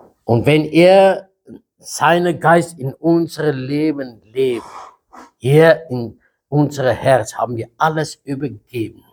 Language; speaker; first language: German; non-native, fluent; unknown